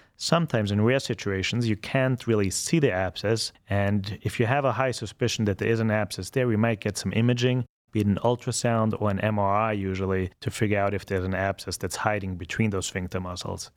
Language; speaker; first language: English; non-native, fluent; German